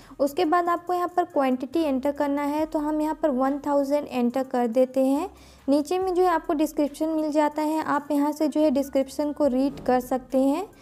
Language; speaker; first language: Hindi; native; Hindi